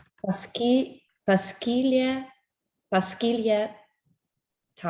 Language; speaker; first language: French; non-native, learner; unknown